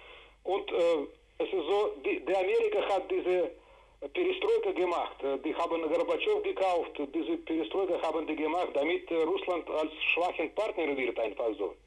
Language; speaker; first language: German; non-native, fluent; Russian